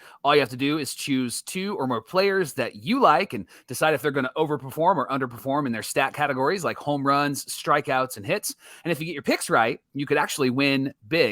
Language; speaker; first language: English; native; English